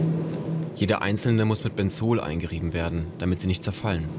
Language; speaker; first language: German; native; German